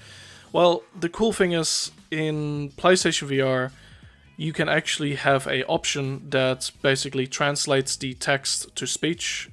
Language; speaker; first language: English; native; English